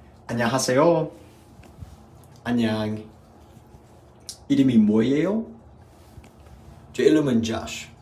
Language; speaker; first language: Korean; non-native, learner; English